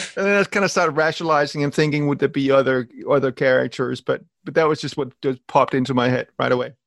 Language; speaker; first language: English; non-native, fluent; Danish